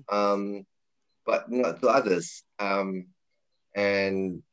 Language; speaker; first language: English; non-native, local second language; Malay